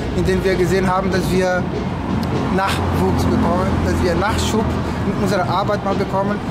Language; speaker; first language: German; non-native, fluent; Portuguese